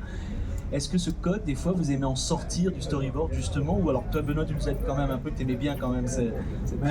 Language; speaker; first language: French; native; French